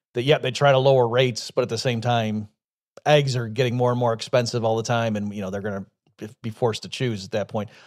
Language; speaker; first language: English; native; English